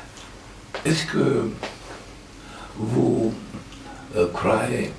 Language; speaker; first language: French; non-native, fluent; Romanian